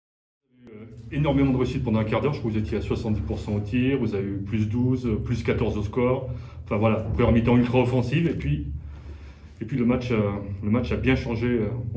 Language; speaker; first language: French; native; French